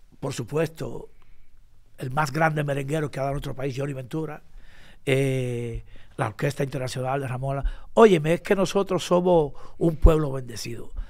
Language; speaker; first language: Spanish; native; Spanish